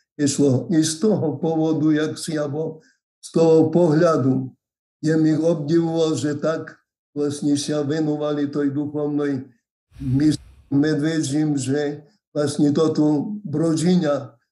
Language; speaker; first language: Slovak; non-native, local second language; Rusyn